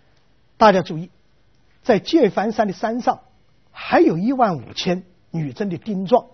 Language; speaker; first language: Chinese; native; Chinese